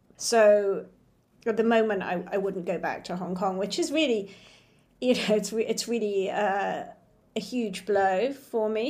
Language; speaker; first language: English; native; English